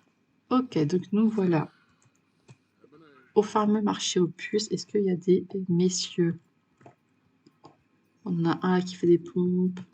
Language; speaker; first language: French; native; French